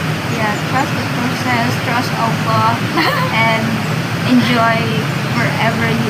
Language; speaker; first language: English; non-native, learner; Indonesian